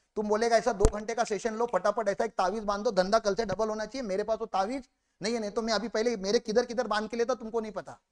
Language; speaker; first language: Hindi; non-native, local second language; Marathi